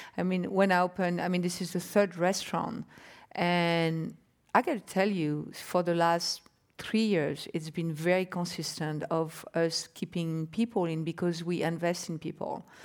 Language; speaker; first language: English; non-native, fluent; French